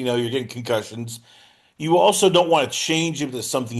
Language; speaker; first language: English; native; English